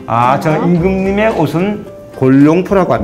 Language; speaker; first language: Korean; native; Korean